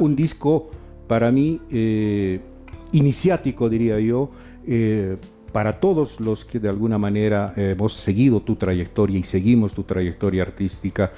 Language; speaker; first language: Spanish; native; Spanish